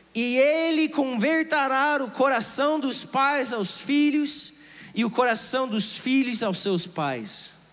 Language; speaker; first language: Portuguese; non-native, fluent; English